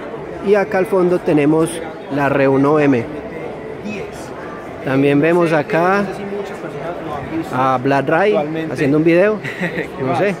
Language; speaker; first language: Spanish; native; Spanish